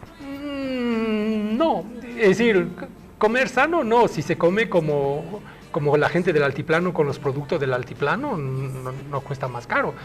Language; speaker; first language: Spanish; early bilingual, other home language; French